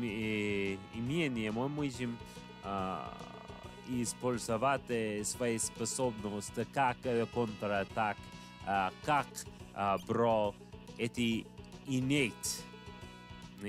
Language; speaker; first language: Russian; non-native, learner; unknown